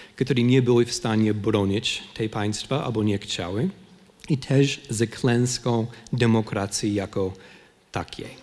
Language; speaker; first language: Polish; non-native, fluent; English